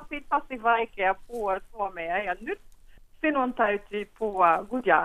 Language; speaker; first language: Finnish; non-native, fluent; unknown